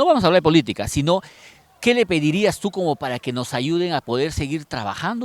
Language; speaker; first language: Spanish; native; Spanish